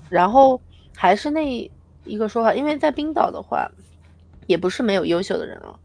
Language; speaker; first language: Chinese; native; Chinese